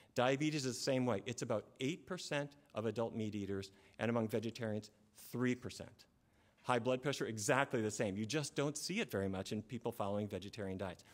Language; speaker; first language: English; native; English